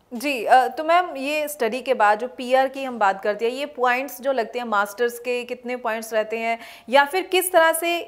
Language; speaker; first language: Hindi; non-native, local second language; Punjabi